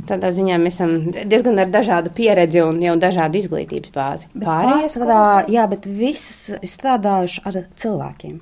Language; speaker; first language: Latvian; native; Latvian